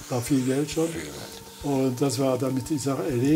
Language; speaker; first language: German; non-native, fluent; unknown